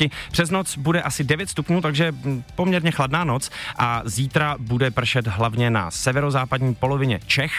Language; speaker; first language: Czech; native; Czech